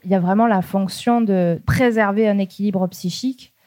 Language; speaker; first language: French; native; French